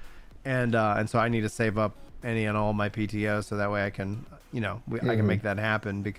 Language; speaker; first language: English; native; English